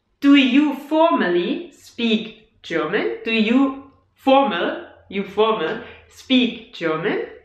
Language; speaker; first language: English; non-native, fluent; German